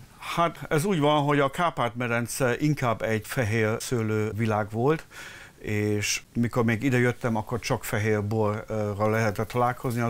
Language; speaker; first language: Hungarian; early bilingual, heritage; German